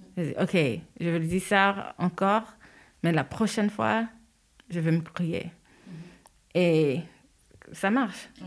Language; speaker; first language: French; non-native, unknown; Haitian Creole